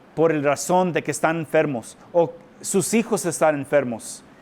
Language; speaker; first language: Spanish; early bilingual, heritage; Spanish